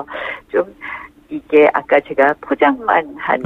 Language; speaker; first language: Korean; native; Korean